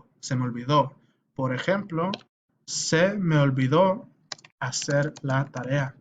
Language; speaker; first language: Spanish; non-native, fluent; English